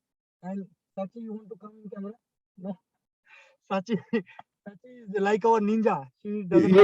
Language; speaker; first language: English; non-native, local second language; Hindi